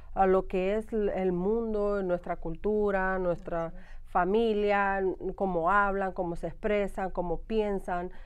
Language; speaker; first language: Spanish; early bilingual, heritage; Spanish